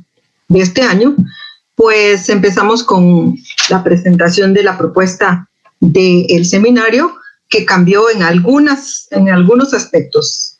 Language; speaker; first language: Spanish; native; Spanish